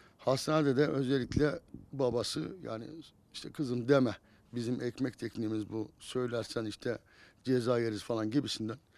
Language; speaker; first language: Turkish; native; Turkish